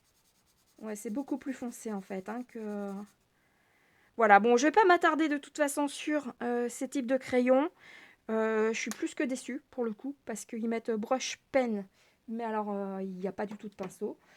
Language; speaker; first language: French; native; French